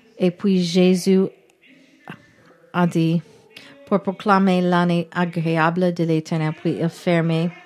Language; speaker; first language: French; non-native, learner; English